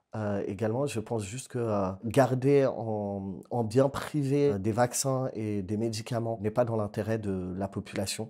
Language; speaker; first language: French; native; French